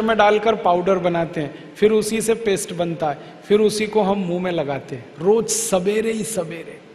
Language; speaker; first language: Hindi; native; Hindi